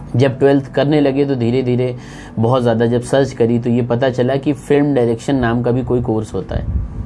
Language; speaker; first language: Hindi; native; Hindi